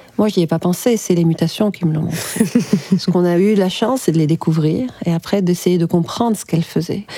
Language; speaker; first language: French; early bilingual, other home language; Arabic